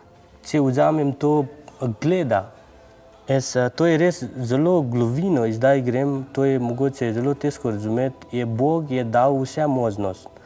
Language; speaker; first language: Slovenian; non-native, learner; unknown